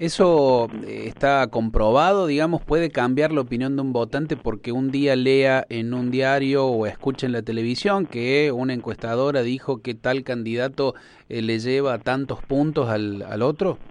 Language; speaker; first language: Spanish; native; Spanish